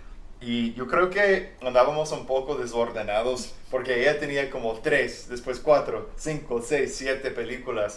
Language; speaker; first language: Spanish; non-native, fluent; English